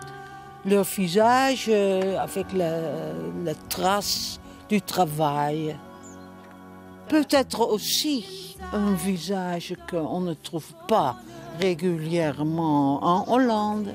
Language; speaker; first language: French; non-native, learner; Dutch